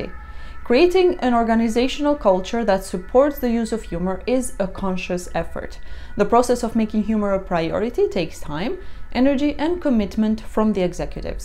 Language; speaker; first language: English; non-native, fluent; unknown